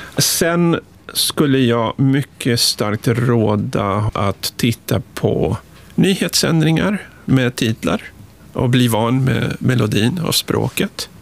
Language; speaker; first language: Swedish; non-native, fluent; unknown